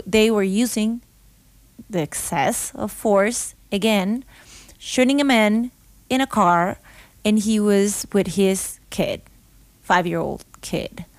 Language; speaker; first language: English; non-native, learner; Spanish